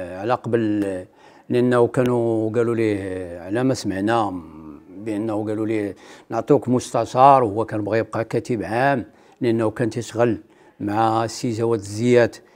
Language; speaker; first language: Arabic; native; Arabic